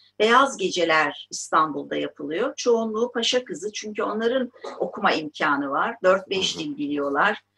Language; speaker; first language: Turkish; native; Turkish